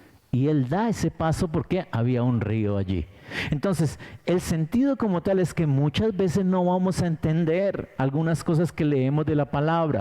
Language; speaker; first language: Spanish; native; Spanish